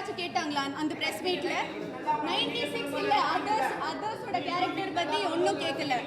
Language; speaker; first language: Tamil; non-native, local second language; Malayalam